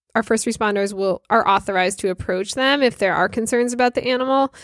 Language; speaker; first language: English; native; English